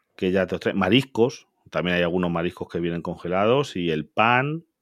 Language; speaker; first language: Spanish; native; Spanish